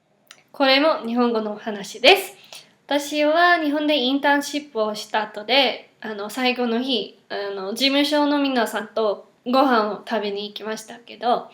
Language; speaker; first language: Japanese; non-native, fluent; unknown